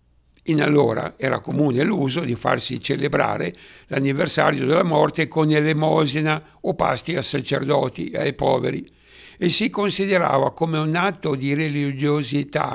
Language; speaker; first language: Italian; native; Italian